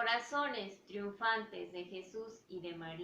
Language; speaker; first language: Spanish; native; Spanish